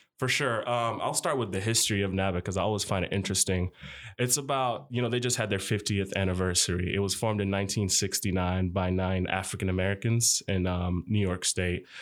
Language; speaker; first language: English; early bilingual, other home language; Arabic